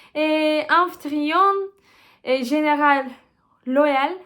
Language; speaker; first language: French; non-native, learner; Turkish